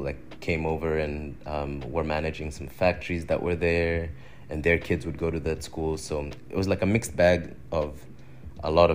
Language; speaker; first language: English; non-native, local second language; Swahili